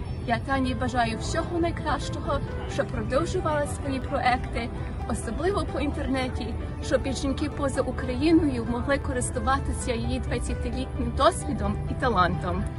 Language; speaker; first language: Ukrainian; early bilingual, heritage; Ukrainian